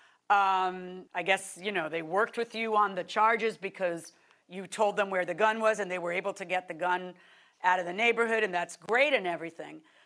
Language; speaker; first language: English; native; English